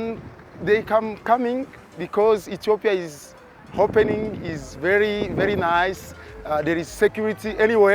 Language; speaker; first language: English; non-native, learner; French